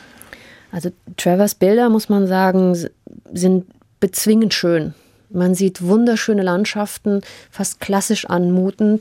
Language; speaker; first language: German; early bilingual, heritage; German